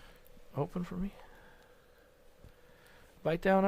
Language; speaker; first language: English; native; English